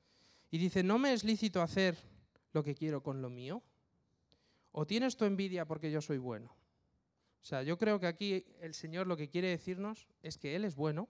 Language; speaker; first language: Spanish; native; Spanish